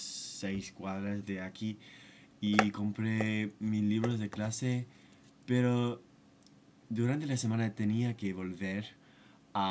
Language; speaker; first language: Spanish; non-native, fluent; English